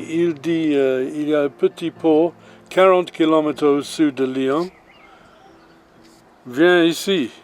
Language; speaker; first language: French; non-native, learner; English